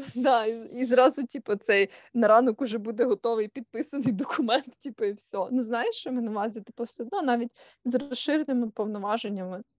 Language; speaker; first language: Ukrainian; non-native, local second language; Russian